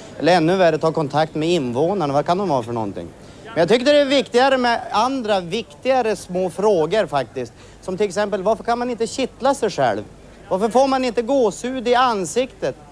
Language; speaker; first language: Swedish; native; Swedish